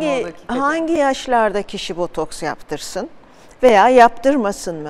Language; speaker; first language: Turkish; native; Turkish